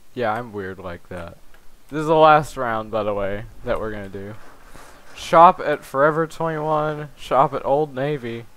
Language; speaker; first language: English; native; English